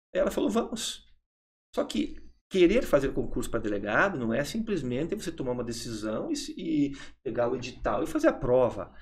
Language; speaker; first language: Portuguese; native; Portuguese